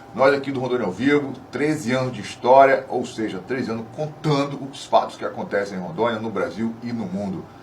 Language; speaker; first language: Portuguese; native; Portuguese